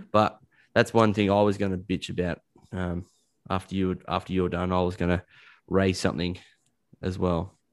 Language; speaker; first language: English; native; English